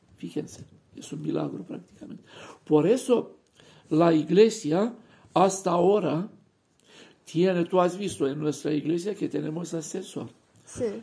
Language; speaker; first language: Spanish; non-native, fluent; Romanian